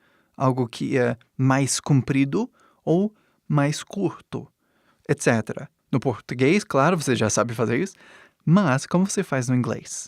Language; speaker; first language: Portuguese; non-native, fluent; English